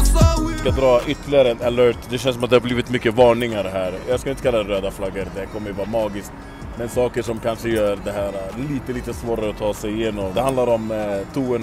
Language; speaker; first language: Swedish; native; Swedish